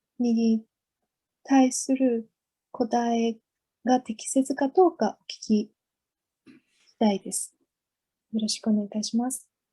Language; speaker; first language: Japanese; non-native, learner; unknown